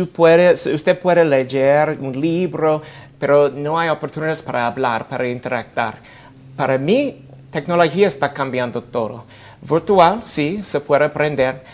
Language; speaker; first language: Spanish; non-native, fluent; English